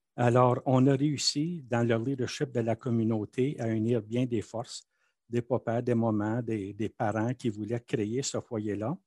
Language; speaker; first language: French; native; French